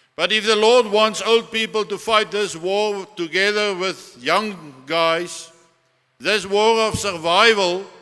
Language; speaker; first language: English; non-native, local second language; Afrikaans